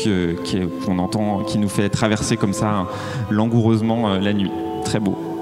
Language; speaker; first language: French; native; French